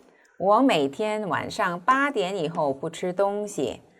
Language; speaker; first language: Chinese; non-native, fluent; Korean